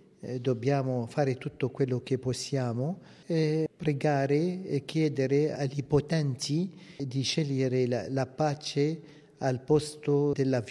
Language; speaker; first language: Italian; non-native, fluent; Arabic